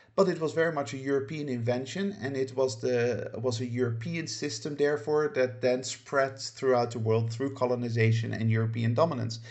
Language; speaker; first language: English; non-native, fluent; Dutch